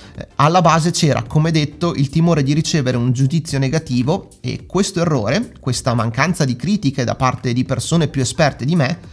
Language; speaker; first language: Italian; native; Italian